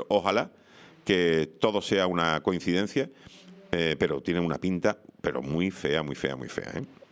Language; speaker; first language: Spanish; native; Spanish